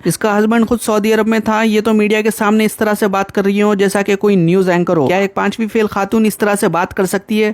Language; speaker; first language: Hindi; native; Hindi